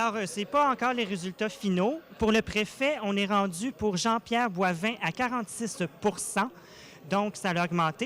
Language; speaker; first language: French; native; French